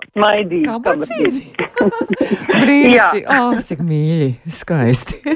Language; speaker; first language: Latvian; native; Latvian